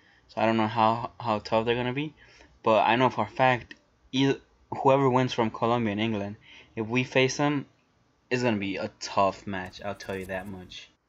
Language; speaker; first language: English; early bilingual, other home language; Spanish